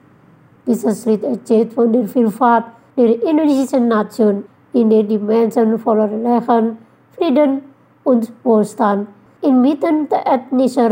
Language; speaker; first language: German; non-native, fluent; Indonesian